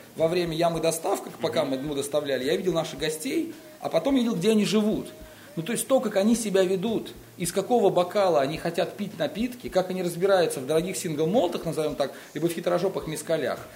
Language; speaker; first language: Russian; native; Russian